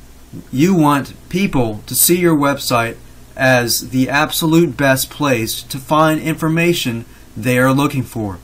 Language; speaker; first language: English; native; English